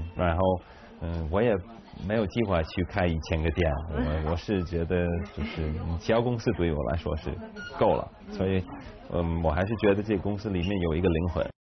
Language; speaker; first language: Chinese; non-native, fluent; English